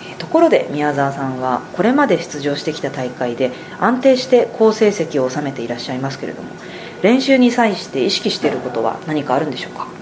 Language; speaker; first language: Japanese; native; Japanese